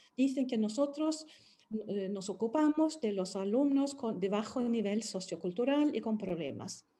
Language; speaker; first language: Spanish; non-native, fluent; Swedish